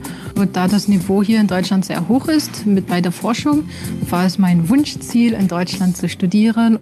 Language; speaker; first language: German; non-native, fluent; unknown